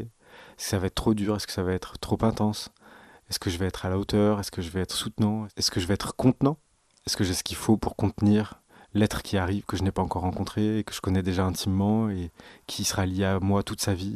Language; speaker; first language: French; native; French